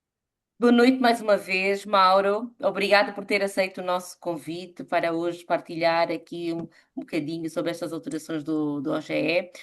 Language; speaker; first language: Portuguese; native; Portuguese